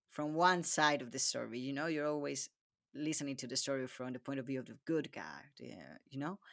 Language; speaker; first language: English; non-native, fluent; Spanish